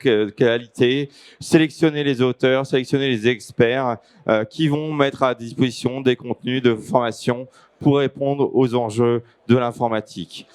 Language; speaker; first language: French; native; French